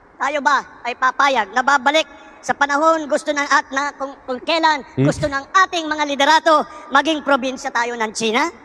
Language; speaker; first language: Filipino; native; Filipino